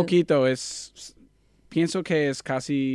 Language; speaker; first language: Spanish; non-native, learner; English